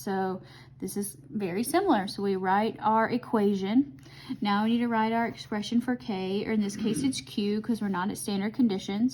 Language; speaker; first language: English; native; English